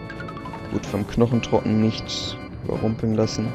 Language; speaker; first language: German; native; German